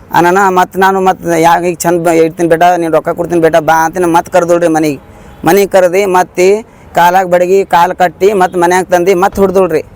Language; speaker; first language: Kannada; native; Kannada